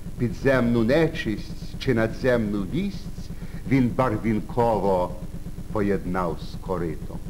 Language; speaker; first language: Ukrainian; early bilingual, heritage; Ukrainian